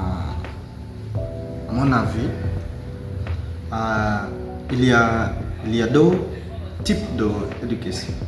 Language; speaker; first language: French; non-native, learner; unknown